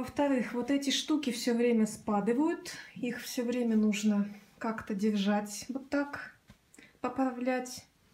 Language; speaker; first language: Russian; native; Russian